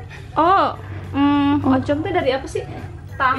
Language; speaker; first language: Indonesian; non-native, learner; English